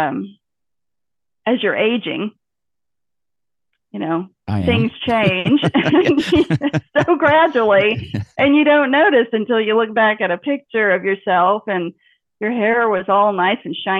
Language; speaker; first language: English; native; English